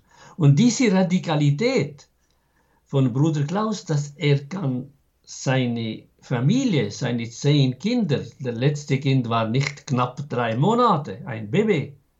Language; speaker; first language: German; non-native, fluent; Arabic